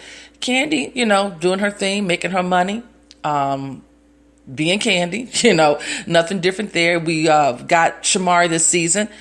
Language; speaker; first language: English; native; English